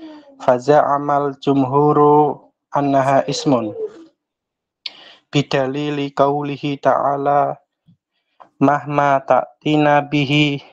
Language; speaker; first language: Arabic; non-native, learner; Indonesian